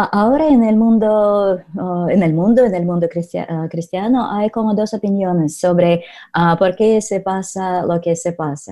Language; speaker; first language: Spanish; non-native, learner; Russian